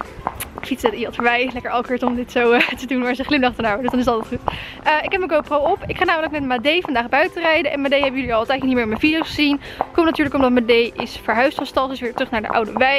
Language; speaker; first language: Dutch; native; Dutch